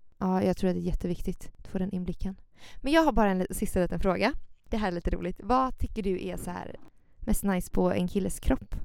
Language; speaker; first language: Swedish; native; Swedish